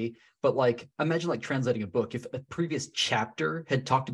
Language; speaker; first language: English; native; English